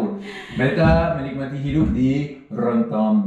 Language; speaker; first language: Indonesian; non-native, learner; French